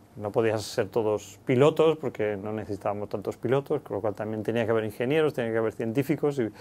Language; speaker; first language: Spanish; native; Spanish